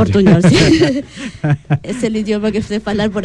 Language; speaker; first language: Portuguese; non-native, learner; Spanish